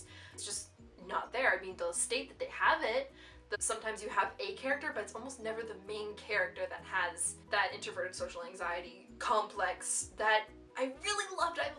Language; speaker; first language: English; native; English